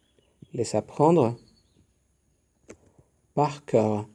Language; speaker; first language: French; non-native, fluent; Spanish